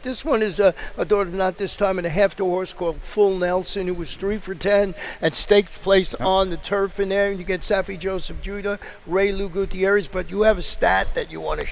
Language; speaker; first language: English; native; English